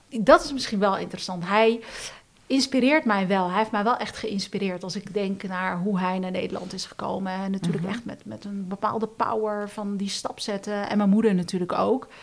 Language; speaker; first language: Dutch; early bilingual, other home language; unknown